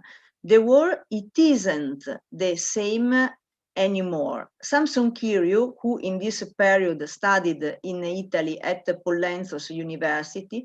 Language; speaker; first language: English; non-native, learner; Italian